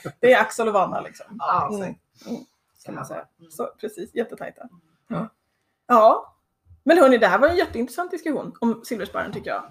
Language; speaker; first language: Swedish; native; Swedish